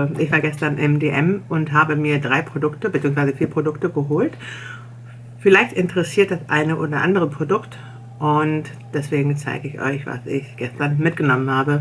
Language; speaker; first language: German; native; German